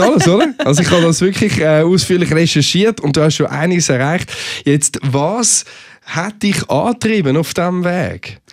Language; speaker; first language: German; native; German